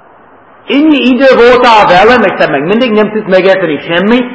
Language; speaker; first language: Hungarian; non-native, fluent; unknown